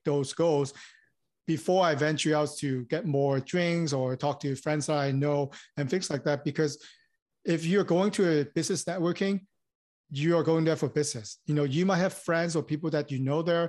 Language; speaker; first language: English; non-native, local second language; Cantonese